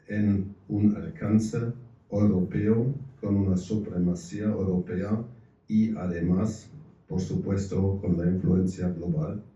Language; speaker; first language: Spanish; non-native, fluent; German